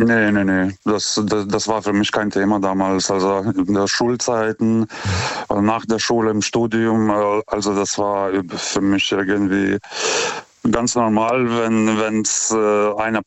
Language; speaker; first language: German; non-native, fluent; Lithuanian